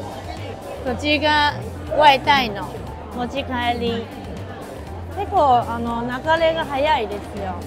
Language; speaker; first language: Japanese; non-native, fluent; Chinese